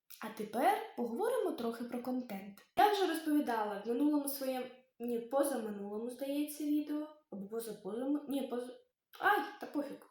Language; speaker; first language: Ukrainian; native; Ukrainian